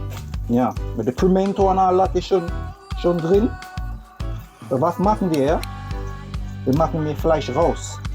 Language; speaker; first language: German; non-native, learner; English